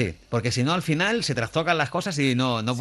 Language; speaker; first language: Spanish; native; Spanish